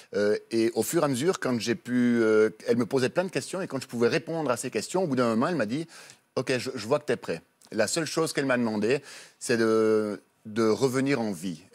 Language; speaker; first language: French; native; French